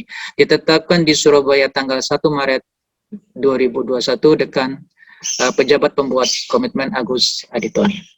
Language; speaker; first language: Malay; native; Malay